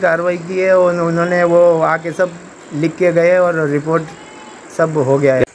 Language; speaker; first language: Hindi; native; Hindi